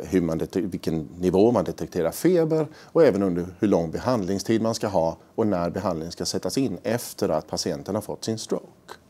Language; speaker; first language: Swedish; native; Swedish